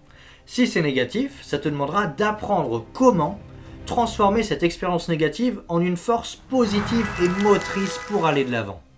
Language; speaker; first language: French; native; French